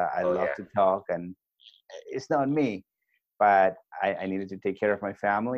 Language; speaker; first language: English; non-native, fluent; Spanish